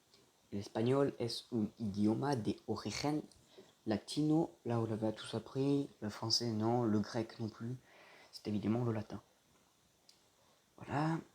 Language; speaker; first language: French; native; French